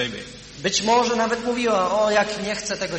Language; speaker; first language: Polish; native; Polish